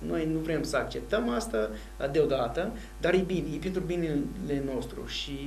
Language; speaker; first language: Romanian; non-native, fluent; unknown